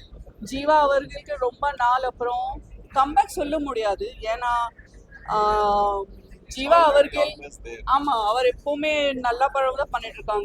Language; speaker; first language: Tamil; non-native, fluent; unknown